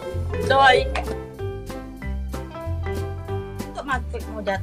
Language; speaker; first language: Indonesian; native; Indonesian